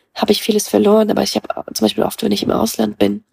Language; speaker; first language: German; early bilingual, other home language; Russian